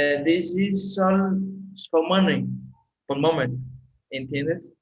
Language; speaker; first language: English; non-native, learner; Portuguese